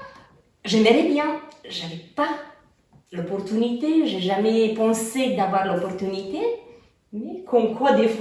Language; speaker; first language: French; non-native, fluent; Romanian